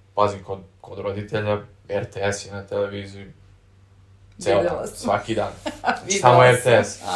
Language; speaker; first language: Serbian; early bilingual, heritage; Serbian